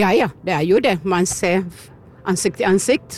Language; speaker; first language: Norwegian; non-native, fluent; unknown